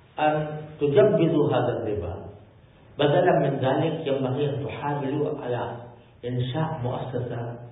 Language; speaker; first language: Arabic; non-native, fluent; Urdu